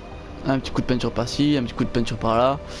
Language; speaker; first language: French; native; French